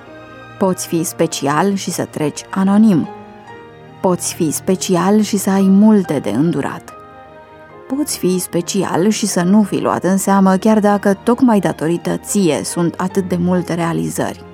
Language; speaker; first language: Romanian; native; Romanian